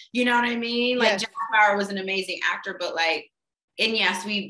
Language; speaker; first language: English; native; English